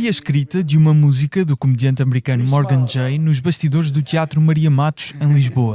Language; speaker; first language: Portuguese; native; Portuguese